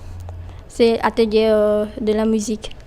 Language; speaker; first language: French; non-native, fluent; Khmer